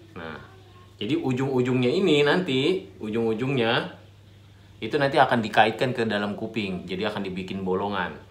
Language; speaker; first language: Indonesian; native; Indonesian